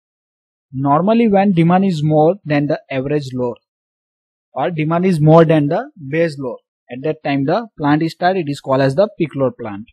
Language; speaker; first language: English; non-native, local second language; Gujarati